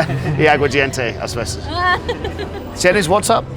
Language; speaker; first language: Spanish; non-native, learner; English